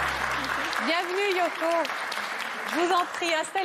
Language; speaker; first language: French; native; French